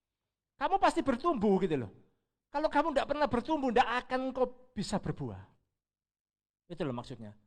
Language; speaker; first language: Indonesian; native; Indonesian